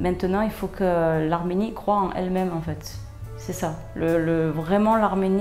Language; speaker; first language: English; non-native, learner; French